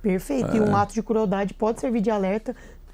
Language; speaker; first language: Portuguese; native; Portuguese